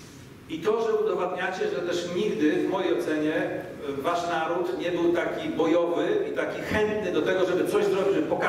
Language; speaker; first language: Russian; non-native, learner; Polish